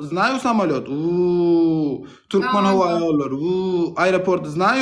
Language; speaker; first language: Russian; non-native, learner; Turkmen